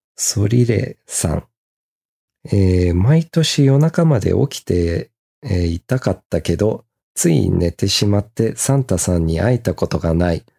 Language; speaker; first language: Japanese; early bilingual, heritage; Japanese